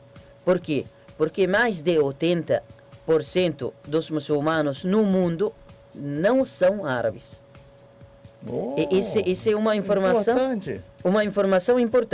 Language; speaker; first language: Portuguese; non-native, learner; Arabic